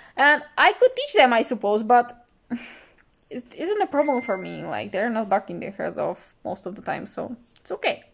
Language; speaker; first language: English; non-native, fluent; Polish